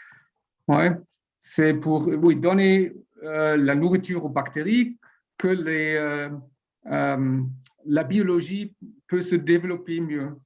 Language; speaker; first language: French; non-native, learner; German